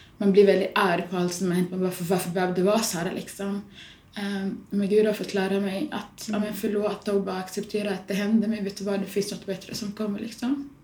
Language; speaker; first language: Swedish; early bilingual, other home language; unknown